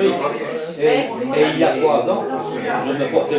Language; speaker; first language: French; native; French